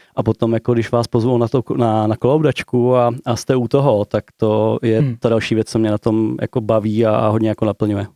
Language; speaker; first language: Czech; native; Czech